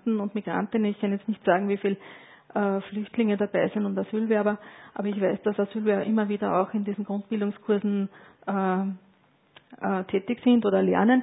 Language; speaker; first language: German; native; German